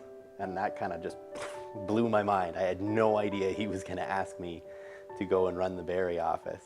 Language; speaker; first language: English; native; English